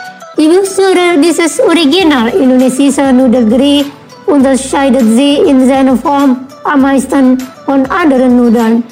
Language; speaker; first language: German; non-native, fluent; Indonesian